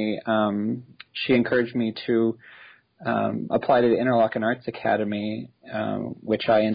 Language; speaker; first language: English; native; English